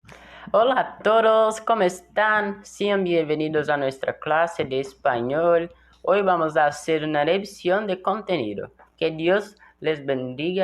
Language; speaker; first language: Spanish; non-native, learner; Portuguese